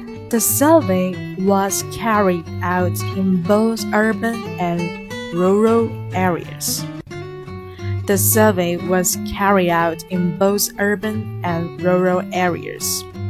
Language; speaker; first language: English; non-native, fluent; Chinese